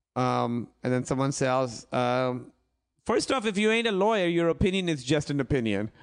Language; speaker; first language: English; non-native, local second language; Urdu